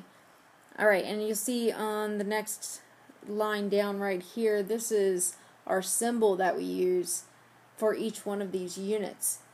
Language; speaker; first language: English; native; English